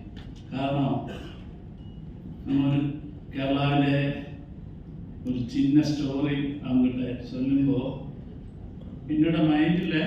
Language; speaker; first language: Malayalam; non-native, learner; Tamil